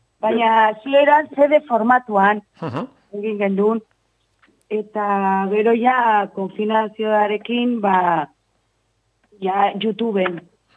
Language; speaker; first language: Basque; non-native, local second language; Spanish